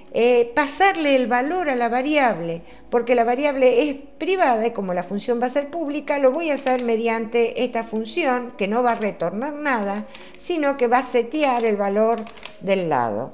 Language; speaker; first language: Spanish; native; Spanish